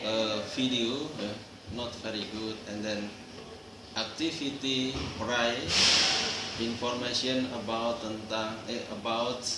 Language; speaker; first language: English; non-native, learner; Indonesian